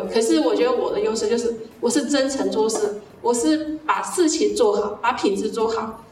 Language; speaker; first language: Chinese; native; Chinese